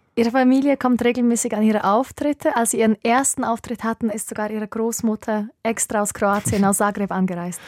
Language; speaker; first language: German; native; German